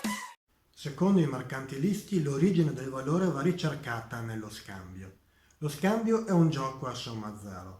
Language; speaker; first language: Italian; native; Italian